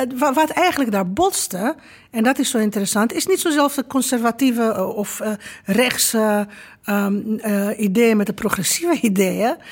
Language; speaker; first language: Dutch; non-native, fluent; Romanian